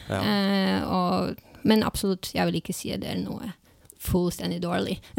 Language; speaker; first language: Norwegian; non-native, fluent; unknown